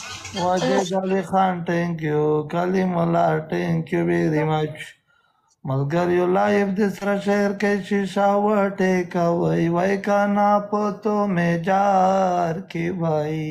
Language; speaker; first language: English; non-native, learner; Pashto